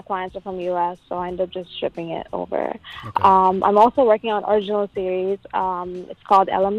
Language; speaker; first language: English; non-native, local second language; Tamil